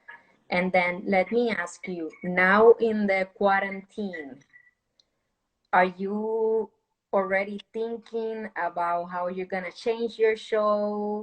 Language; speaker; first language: English; non-native, fluent; Spanish